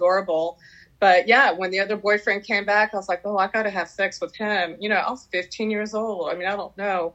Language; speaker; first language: English; early bilingual, other home language; French